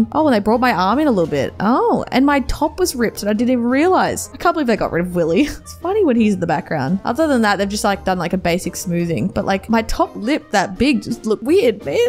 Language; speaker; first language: English; native; English